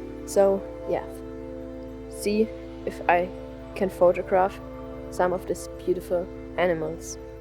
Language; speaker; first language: English; non-native, learner; German